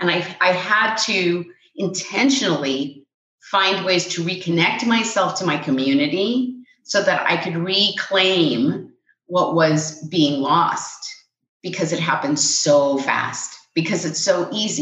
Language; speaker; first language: English; non-native, fluent; Spanish